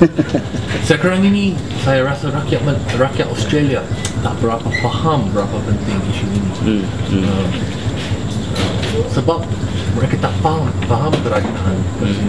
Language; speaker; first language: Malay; non-native, fluent; English